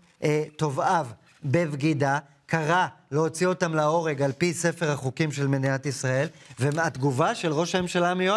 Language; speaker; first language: Hebrew; native; Hebrew